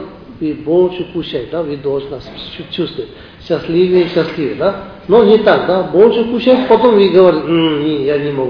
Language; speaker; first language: Russian; non-native, learner; Tibetan